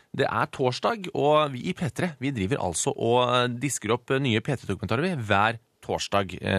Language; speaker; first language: Norwegian; native; Norwegian